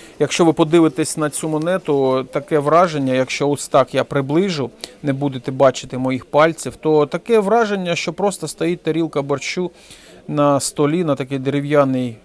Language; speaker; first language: Ukrainian; non-native, local second language; Russian